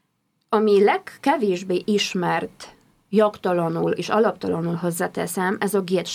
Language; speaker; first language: Hungarian; non-native, fluent; Polish